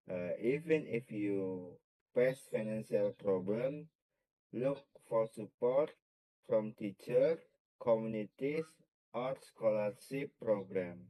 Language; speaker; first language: English; non-native, learner; Indonesian